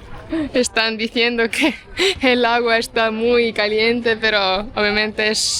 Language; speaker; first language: Spanish; non-native, fluent; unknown